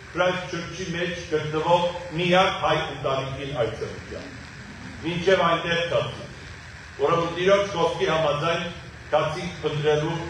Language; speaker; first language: Armenian; native; Armenian